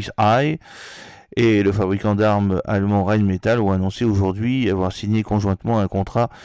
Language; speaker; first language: French; native; French